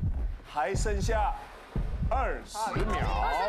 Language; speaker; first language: Chinese; native; Chinese